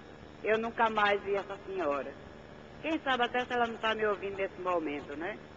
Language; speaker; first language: Portuguese; native; Portuguese